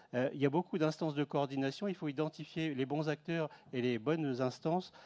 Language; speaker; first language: French; native; French